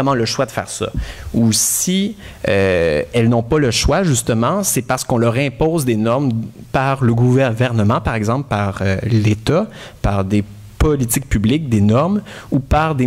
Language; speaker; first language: French; native; French